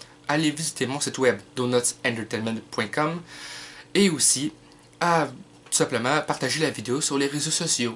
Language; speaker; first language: French; native; French